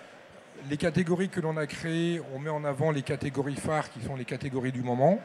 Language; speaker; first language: French; native; French